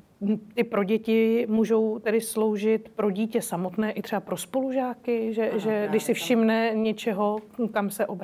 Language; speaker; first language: Czech; native; Czech